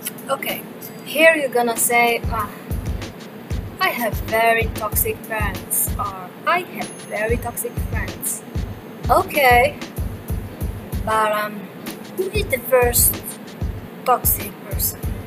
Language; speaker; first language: English; non-native, fluent; Arabic